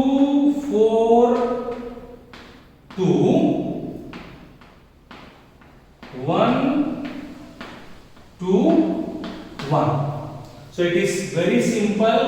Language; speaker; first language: English; non-native, local second language; Hindi